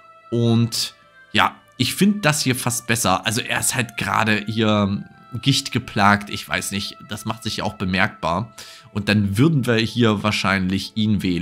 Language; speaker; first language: German; native; German